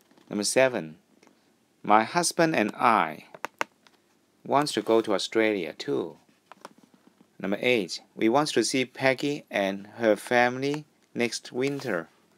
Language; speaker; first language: English; non-native, local second language; Cantonese